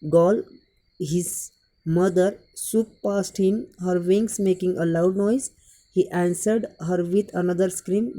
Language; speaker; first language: English; non-native, local second language; Marathi